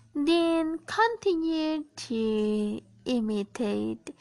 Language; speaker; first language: English; non-native, fluent; Indonesian